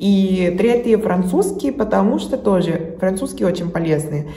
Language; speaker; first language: Russian; non-native, fluent; Spanish